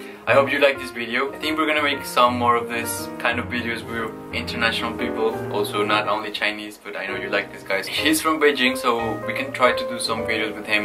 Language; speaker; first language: English; non-native, fluent; Spanish